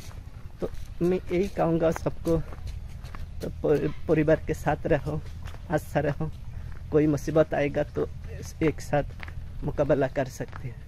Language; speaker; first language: Hindi; non-native, fluent; Bangla